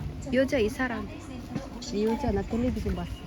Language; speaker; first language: Korean; non-native, learner; Filipino